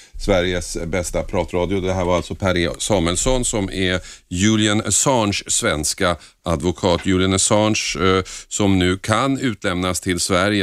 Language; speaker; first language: Swedish; native; Swedish